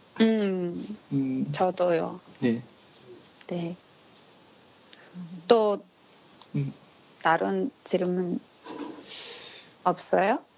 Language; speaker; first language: Korean; non-native, learner; Japanese